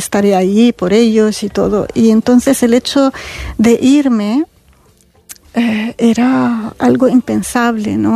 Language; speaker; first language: Spanish; non-native, fluent; Arabic